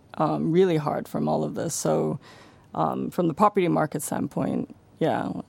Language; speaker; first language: English; non-native, local second language; Cantonese